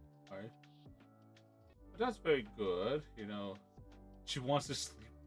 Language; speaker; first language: English; early bilingual, other home language; Spanish